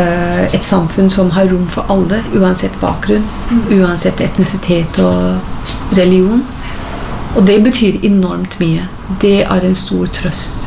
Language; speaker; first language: Norwegian; non-native, fluent; English